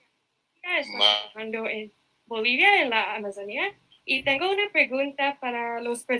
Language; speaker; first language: Spanish; non-native, fluent; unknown